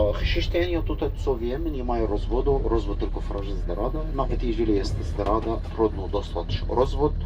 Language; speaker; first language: Polish; non-native, learner; Arabic